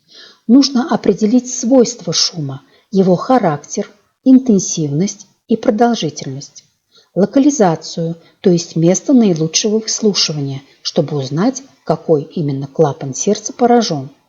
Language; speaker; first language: Russian; native; Russian